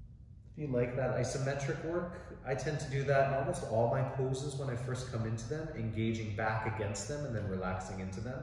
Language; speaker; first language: English; native; English